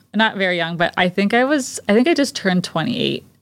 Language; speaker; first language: English; native; English